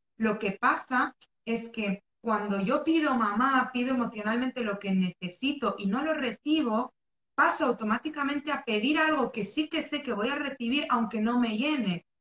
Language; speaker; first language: Spanish; early bilingual, other home language; Arabic